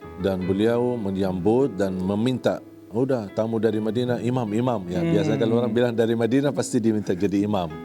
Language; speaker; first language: Indonesian; non-native, fluent; Arabic